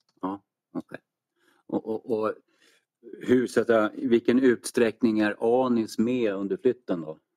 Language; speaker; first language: Swedish; native; Swedish